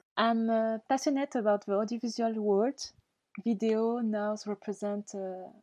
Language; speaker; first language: English; non-native, learner; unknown